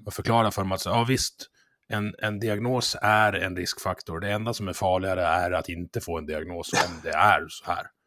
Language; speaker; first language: Swedish; native; Swedish